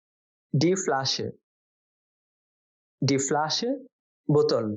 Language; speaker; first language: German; non-native, fluent; Bangla